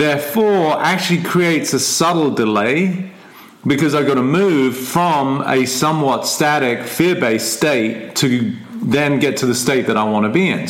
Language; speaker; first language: English; native; English